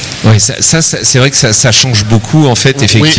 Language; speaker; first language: French; native; French